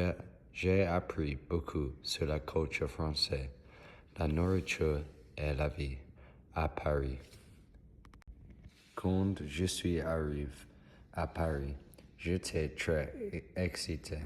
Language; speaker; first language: French; non-native, learner; English